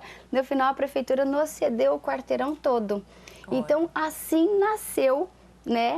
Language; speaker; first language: Portuguese; native; Portuguese